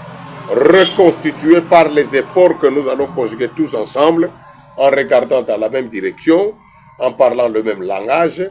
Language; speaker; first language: French; non-native, local second language; Kongo